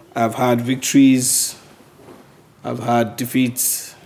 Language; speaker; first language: English; non-native, local second language; Yoruba